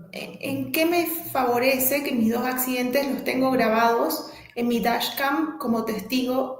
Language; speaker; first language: Spanish; native; Spanish